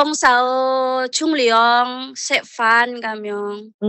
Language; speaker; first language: Chinese; non-native, learner; Indonesian